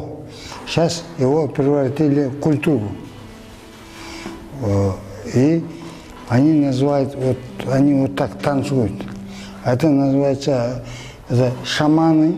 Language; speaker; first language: Russian; non-native, local second language; Kyrgyz